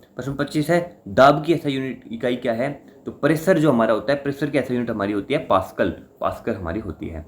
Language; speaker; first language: Hindi; native; Hindi